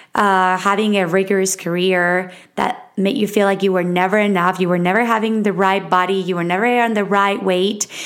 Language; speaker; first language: English; non-native, fluent; Spanish